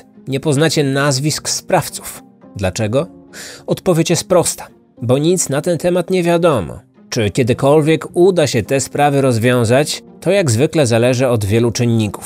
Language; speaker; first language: Polish; native; Polish